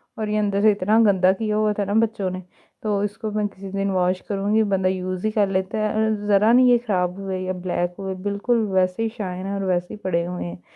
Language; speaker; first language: Urdu; native; Urdu